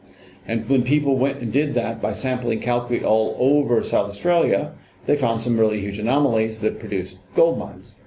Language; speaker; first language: English; native; English